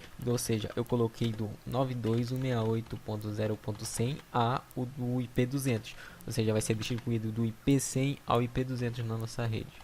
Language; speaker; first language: Portuguese; native; Portuguese